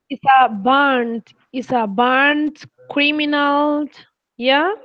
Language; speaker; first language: English; non-native, learner; Spanish